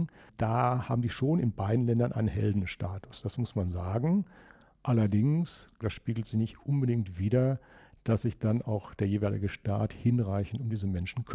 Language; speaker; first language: German; native; German